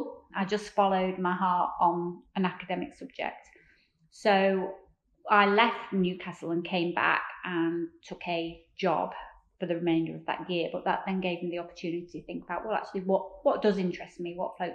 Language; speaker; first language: English; native; English